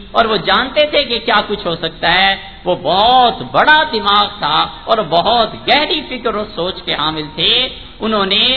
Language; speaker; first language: Urdu; native; Urdu